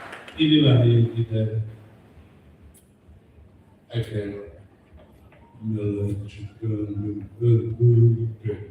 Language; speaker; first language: Indonesian; non-native, fluent; German